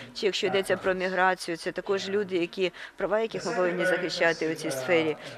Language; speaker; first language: Ukrainian; non-native, fluent; Swedish